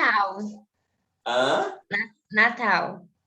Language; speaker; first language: English; non-native, learner; Portuguese